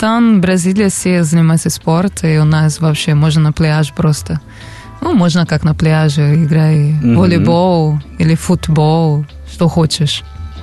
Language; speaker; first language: Russian; non-native, learner; Portuguese